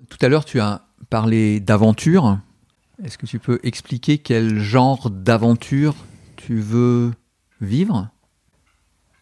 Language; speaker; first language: French; non-native, learner; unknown